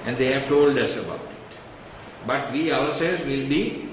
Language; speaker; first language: English; non-native, local second language; Sinhala